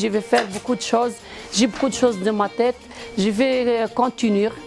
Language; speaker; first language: French; non-native, local second language; Arabic